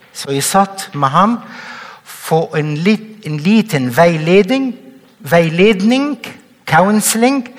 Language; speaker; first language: Norwegian; non-native, fluent; Arabic